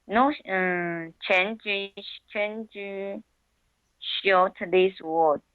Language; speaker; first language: English; non-native, learner; Chinese